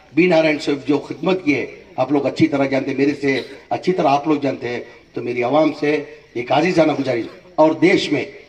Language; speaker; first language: Hindi; non-native, local second language; Urdu